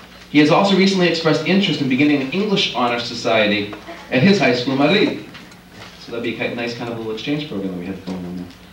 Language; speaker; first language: English; native; English